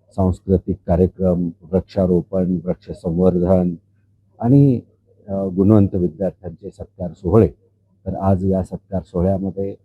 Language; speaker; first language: Marathi; native; Marathi